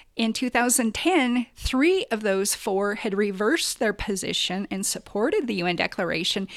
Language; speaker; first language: English; native; English